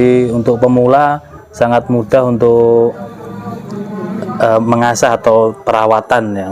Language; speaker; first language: Indonesian; native; Indonesian